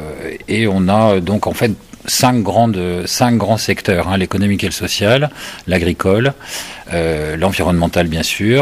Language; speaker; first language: French; native; French